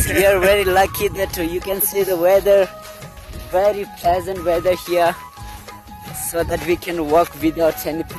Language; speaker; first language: English; non-native, local second language; Ladakhi